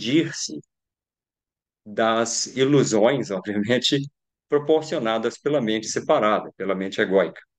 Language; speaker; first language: Portuguese; native; Portuguese